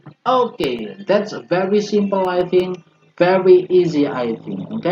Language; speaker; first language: English; non-native, fluent; Indonesian